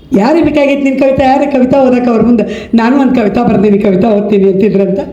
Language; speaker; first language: Kannada; non-native, local second language; Konkani